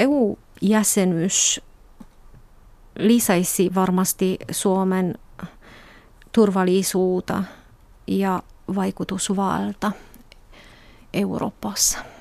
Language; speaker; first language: Finnish; non-native, fluent; Romanian